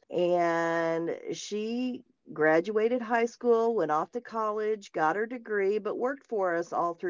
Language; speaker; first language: English; native; English